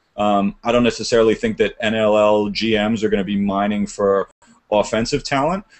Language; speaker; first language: English; native; English